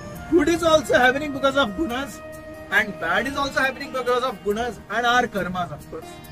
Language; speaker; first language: English; non-native, local second language; Hindi